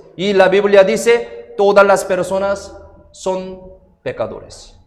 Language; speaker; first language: Spanish; non-native, fluent; Korean